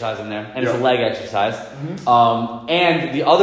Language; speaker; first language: English; native; English